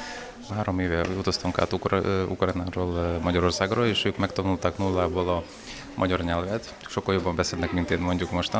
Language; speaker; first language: Hungarian; non-native, learner; Ukrainian